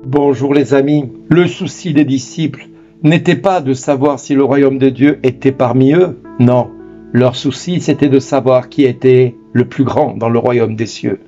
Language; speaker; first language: French; native; French